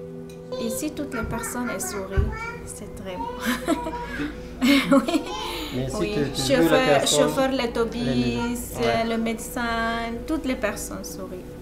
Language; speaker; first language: French; non-native, learner; Kurdish